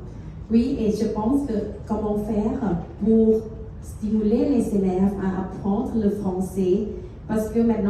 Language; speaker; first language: French; non-native, fluent; Thai